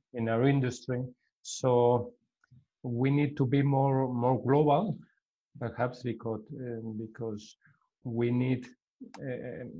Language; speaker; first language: English; non-native, learner; Spanish